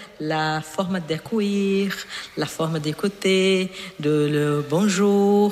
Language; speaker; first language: French; non-native, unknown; Portuguese